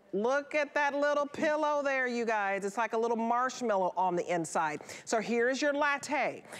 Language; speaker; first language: English; native; English